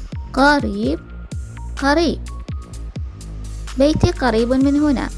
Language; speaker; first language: Arabic; non-native, fluent; Malayalam